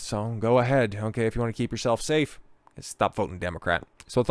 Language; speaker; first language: English; native; English